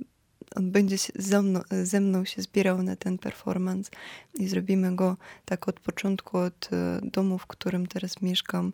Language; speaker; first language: Polish; non-native, fluent; Ukrainian